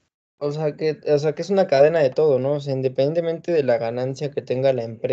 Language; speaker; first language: Spanish; native; Spanish